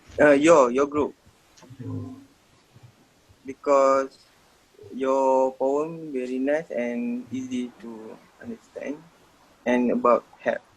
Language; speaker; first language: English; non-native, learner; Malay